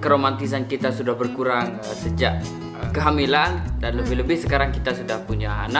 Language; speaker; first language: Indonesian; non-native, local second language; Sasak